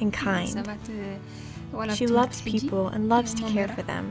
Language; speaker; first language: English; non-native, fluent; Arabic